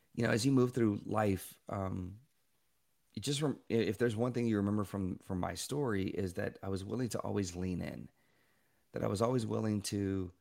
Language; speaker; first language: English; native; English